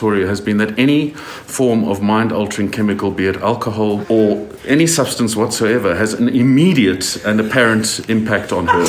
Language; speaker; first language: English; native; English